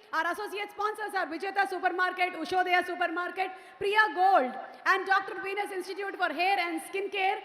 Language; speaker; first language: English; non-native, local second language; Telugu